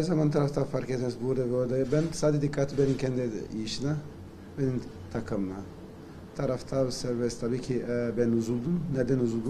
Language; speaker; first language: Turkish; non-native, learner; Portuguese